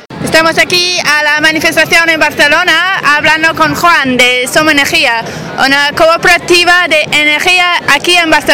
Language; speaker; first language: Spanish; non-native, learner; English